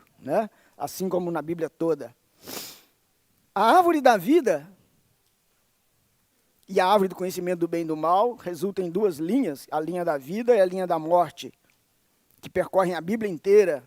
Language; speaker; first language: Portuguese; native; Portuguese